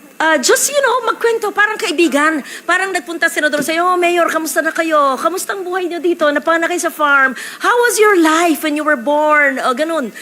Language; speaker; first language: Filipino; native; Filipino